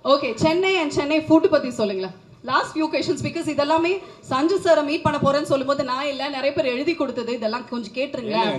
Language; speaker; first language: Tamil; native; Tamil